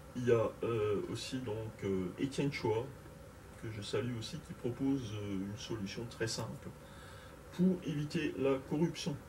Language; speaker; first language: French; native; French